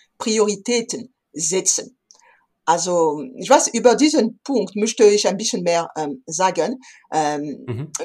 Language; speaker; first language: German; non-native, fluent; French